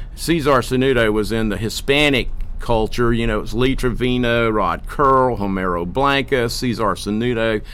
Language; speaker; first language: English; native; English